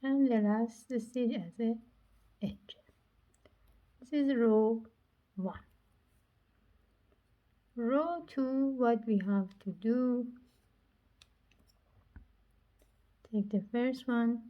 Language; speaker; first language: English; non-native, learner; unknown